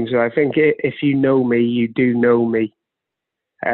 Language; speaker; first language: English; native; English